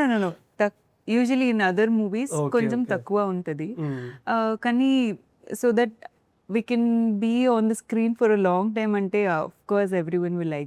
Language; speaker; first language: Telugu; non-native, learner; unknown